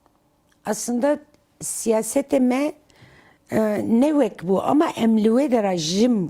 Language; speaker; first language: Kurdish; non-native, local second language; Turkish